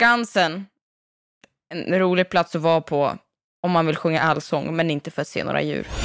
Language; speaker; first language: Swedish; native; Swedish